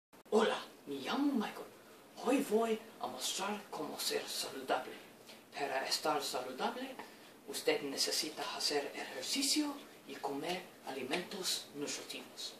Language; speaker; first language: Spanish; non-native, learner; English